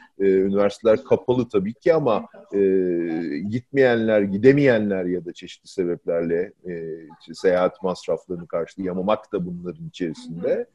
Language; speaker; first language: Turkish; native; Turkish